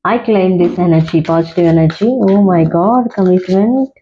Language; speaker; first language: English; non-native, local second language; Telugu